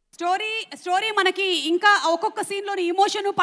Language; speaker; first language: Telugu; native; Telugu